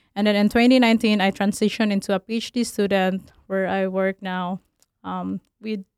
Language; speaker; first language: English; non-native, local second language; Cebuano